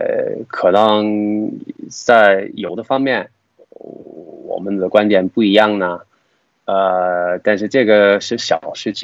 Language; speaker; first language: Chinese; non-native, fluent; English